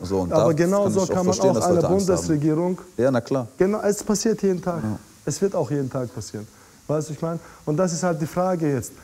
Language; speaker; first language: German; non-native, fluent; Russian